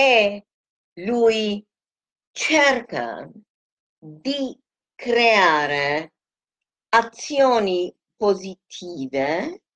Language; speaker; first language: Italian; non-native, fluent; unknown